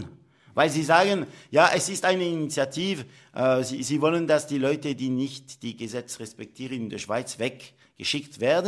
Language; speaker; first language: German; non-native, local second language; French